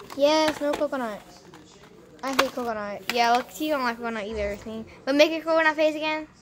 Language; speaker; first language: English; native; English